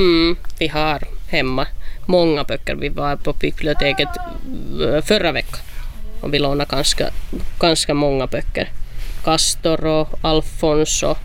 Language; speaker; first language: Swedish; non-native, local second language; Finnish